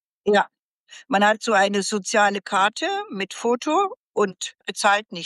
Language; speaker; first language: German; native; German